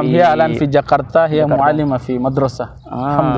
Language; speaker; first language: Arabic; non-native, learner; Indonesian